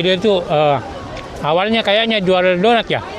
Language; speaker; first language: Indonesian; native; Indonesian